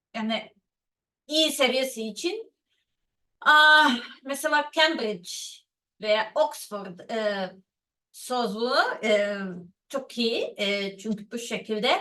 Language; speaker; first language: Turkish; non-native, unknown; Serbian